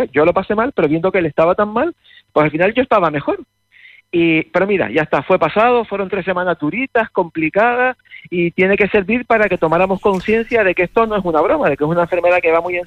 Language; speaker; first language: Spanish; native; Spanish